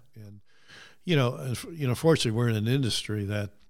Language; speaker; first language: English; native; English